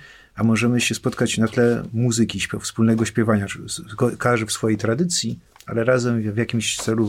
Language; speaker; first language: Polish; native; Polish